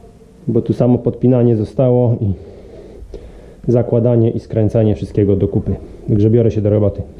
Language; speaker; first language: Polish; native; Polish